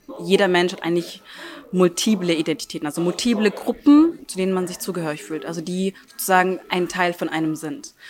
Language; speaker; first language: German; early bilingual, other home language; Turkish